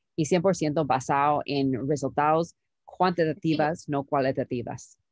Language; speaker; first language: Spanish; non-native, fluent; English